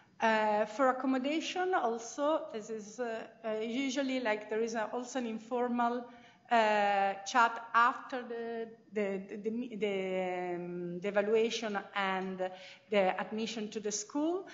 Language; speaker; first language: English; non-native, fluent; Italian